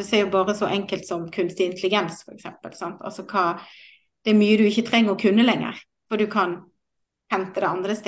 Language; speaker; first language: Norwegian; native; Norwegian